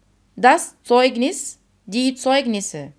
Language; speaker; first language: German; non-native, fluent; Arabic